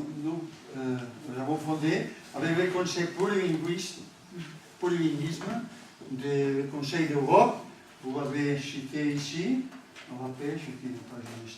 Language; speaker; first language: French; non-native, learner; Catalan